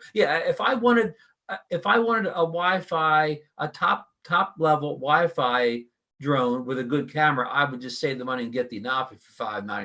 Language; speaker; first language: English; native; English